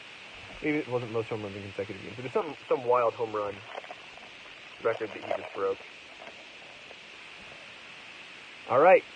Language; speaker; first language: English; native; English